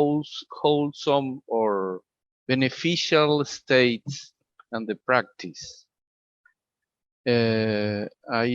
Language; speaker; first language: English; non-native, fluent; Spanish